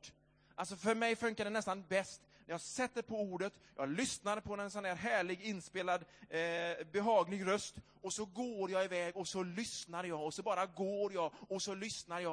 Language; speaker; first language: Swedish; native; Swedish